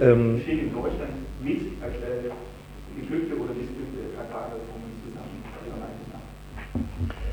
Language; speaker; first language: German; non-native, fluent; Italian